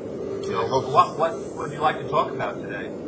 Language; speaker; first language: English; native; English